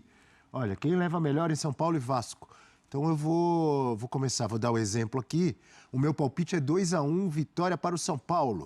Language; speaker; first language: Portuguese; native; Portuguese